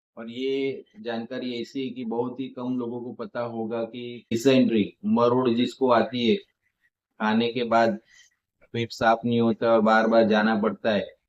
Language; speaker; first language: Hindi; non-native, local second language; Gujarati